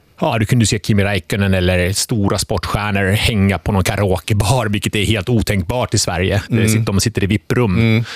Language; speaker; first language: Swedish; early bilingual, other home language; Finnish